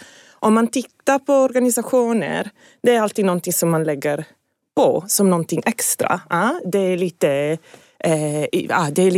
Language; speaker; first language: Swedish; non-native, fluent; Italian